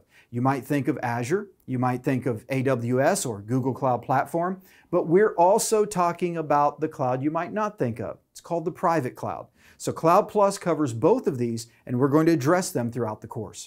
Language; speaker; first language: English; native; English